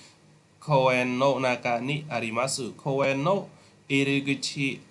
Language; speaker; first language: Japanese; non-native, fluent; Khmer